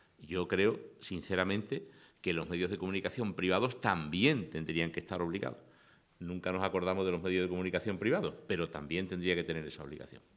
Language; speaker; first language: Spanish; native; Spanish